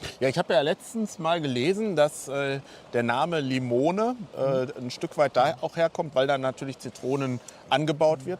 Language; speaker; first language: German; native; German